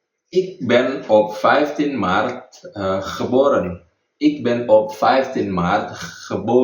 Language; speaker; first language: Dutch; non-native, fluent; Indonesian